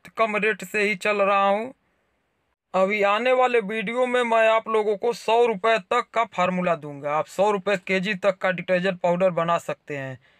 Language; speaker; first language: Hindi; native; Hindi